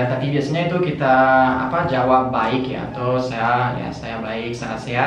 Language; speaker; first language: Indonesian; non-native, fluent; French